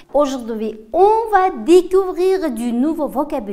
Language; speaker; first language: French; non-native, fluent; Uzbek